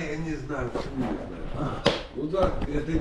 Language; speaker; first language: Russian; native; Russian